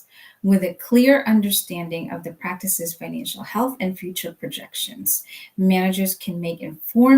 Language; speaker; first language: English; native; English